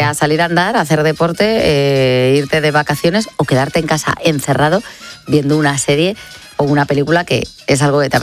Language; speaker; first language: Spanish; native; Spanish